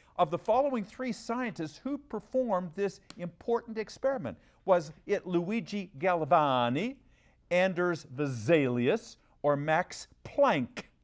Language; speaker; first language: English; native; English